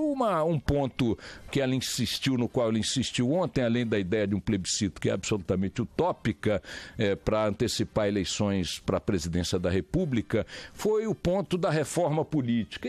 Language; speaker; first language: Portuguese; native; Portuguese